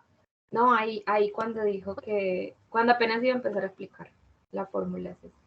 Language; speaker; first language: Spanish; native; Spanish